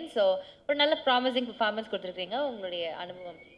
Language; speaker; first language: Tamil; native; Tamil